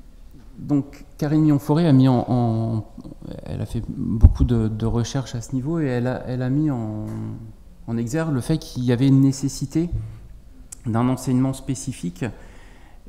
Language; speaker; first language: French; native; French